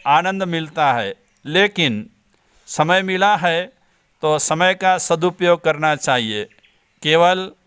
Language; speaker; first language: Hindi; non-native, local second language; Gujarati